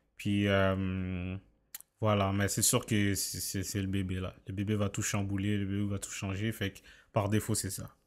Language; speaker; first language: French; native; French